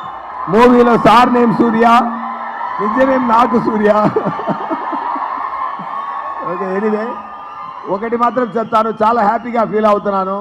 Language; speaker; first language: Telugu; non-native, learner; Tamil